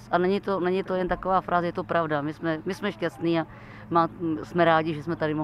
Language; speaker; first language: Czech; native; Czech